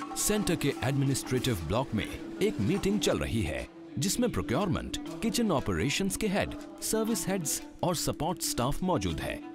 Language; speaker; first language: Hindi; native; Hindi